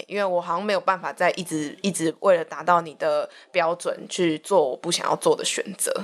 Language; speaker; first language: Chinese; native; Chinese